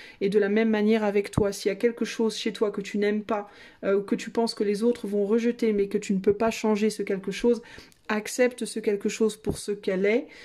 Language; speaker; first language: French; native; French